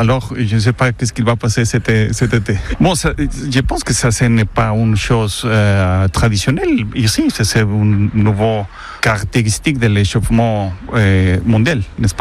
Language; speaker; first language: French; non-native, fluent; Spanish